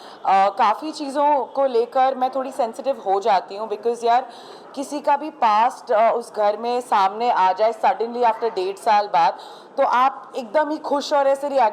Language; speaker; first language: Hindi; native; Hindi